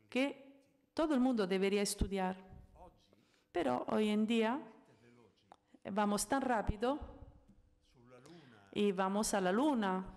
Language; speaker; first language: Spanish; non-native, fluent; Italian